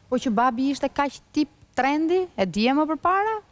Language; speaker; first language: Albanian; native; Albanian